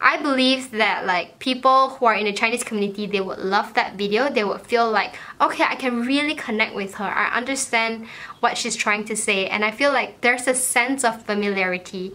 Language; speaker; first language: English; native; English